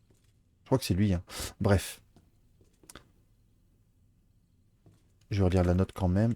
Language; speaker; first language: French; native; French